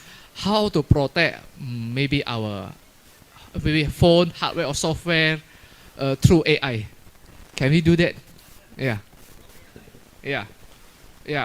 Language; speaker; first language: English; non-native, fluent; Indonesian